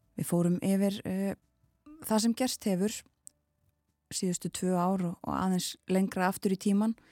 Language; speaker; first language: Icelandic; native; Icelandic